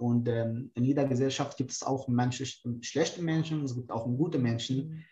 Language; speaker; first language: German; non-native, fluent; Kurdish